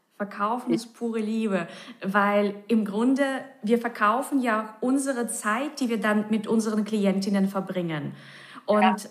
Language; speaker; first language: German; native; German